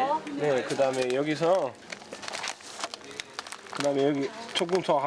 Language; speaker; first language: Korean; non-native, fluent; Danish